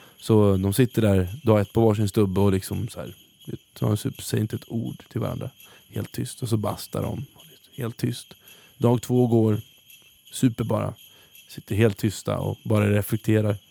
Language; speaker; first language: Swedish; native; Swedish